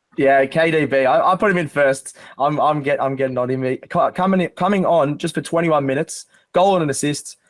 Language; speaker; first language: English; native; English